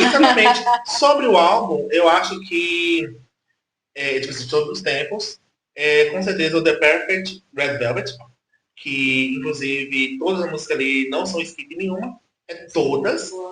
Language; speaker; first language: Portuguese; native; Portuguese